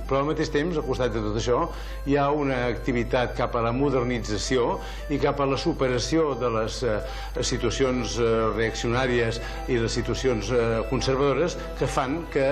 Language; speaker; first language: Catalan; native; Catalan